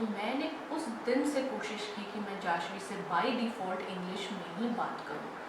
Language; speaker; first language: Hindi; native; Hindi